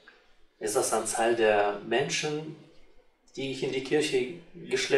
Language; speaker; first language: German; non-native, fluent; Russian